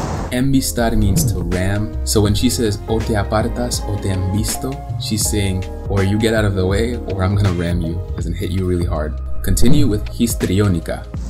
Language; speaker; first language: English; native; English